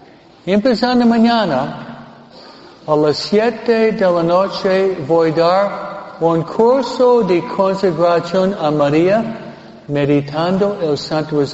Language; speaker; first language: Spanish; non-native, fluent; English